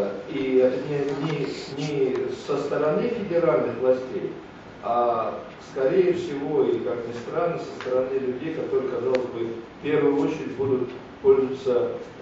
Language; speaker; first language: Russian; native; Russian